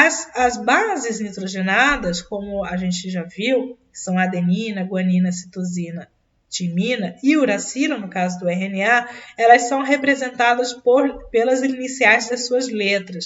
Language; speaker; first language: Portuguese; native; Portuguese